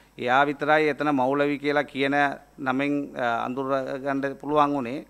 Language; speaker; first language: Sinhala; non-native, local second language; Tamil